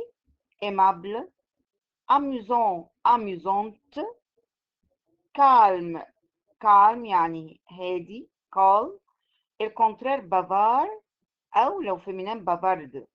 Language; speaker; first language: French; non-native, fluent; Arabic